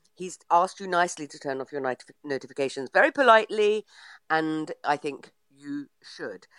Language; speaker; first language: English; native; English